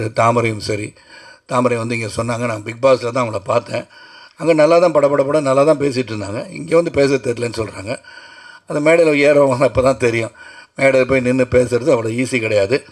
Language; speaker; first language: Tamil; native; Tamil